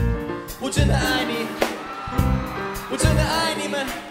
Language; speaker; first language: Chinese; early bilingual, heritage; English